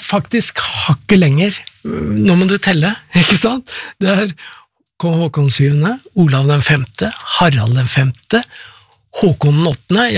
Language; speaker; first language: Norwegian; native; Norwegian